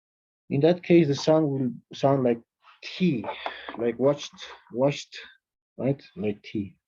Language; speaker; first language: English; non-native, fluent; Spanish